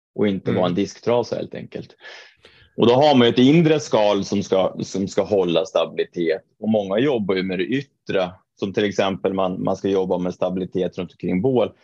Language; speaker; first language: Swedish; non-native, fluent; Norwegian